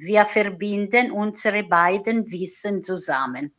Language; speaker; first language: German; non-native, fluent; Italian